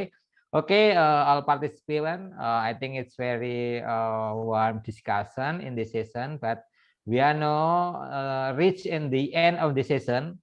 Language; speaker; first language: English; non-native, fluent; Indonesian